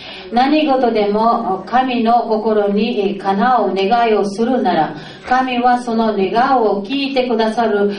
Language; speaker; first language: Japanese; non-native, fluent; Filipino